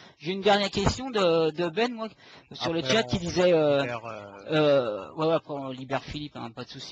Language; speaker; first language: French; native; French